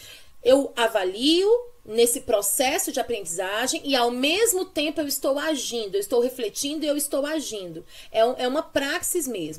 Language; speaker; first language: Portuguese; native; Portuguese